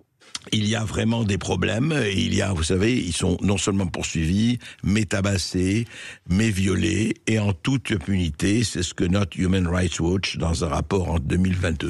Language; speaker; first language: French; native; French